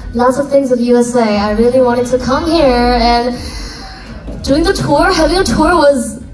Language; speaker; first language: English; non-native, fluent; Korean